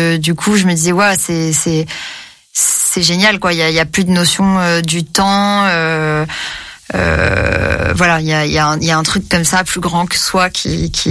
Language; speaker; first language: French; native; French